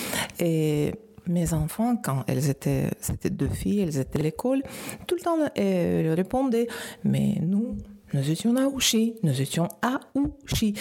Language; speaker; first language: French; non-native, fluent; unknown